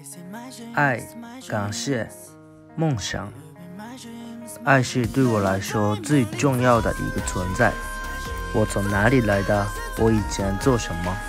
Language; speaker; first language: Chinese; non-native, fluent; Japanese